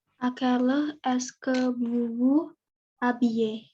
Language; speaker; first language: French; non-native, learner; Indonesian